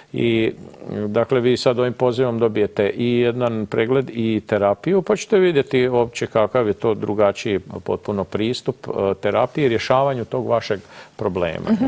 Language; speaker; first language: Croatian; native; Croatian